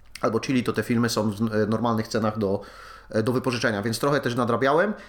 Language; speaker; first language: Polish; native; Polish